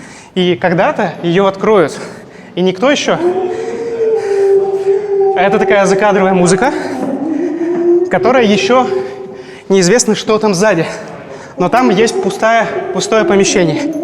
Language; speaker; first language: Russian; native; Russian